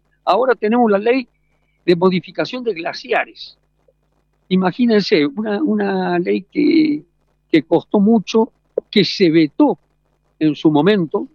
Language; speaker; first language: Spanish; native; Spanish